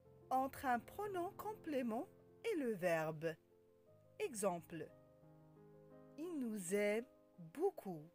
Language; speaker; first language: French; non-native, local second language; Arabic